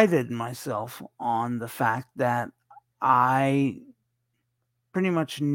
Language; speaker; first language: English; native; English